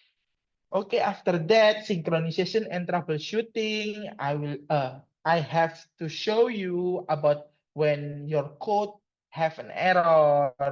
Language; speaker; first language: English; non-native, learner; Indonesian